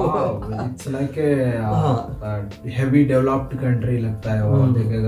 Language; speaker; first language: Hindi; non-native, local second language; Kannada